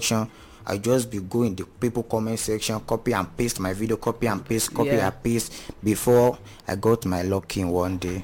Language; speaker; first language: English; non-native, local second language; Yoruba